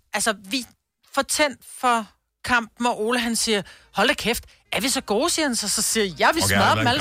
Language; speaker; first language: Danish; native; Danish